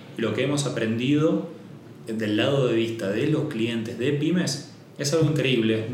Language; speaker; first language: Spanish; native; Spanish